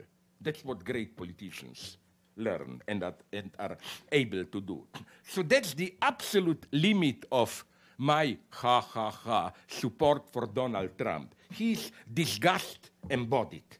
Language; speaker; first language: English; non-native, fluent; Slovenian